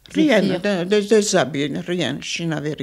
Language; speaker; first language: French; non-native, fluent; Armenian